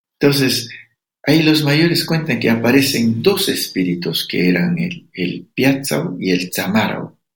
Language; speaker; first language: Spanish; non-native, local second language; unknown